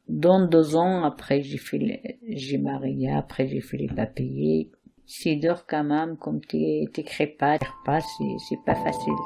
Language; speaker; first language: French; non-native, learner; Arabic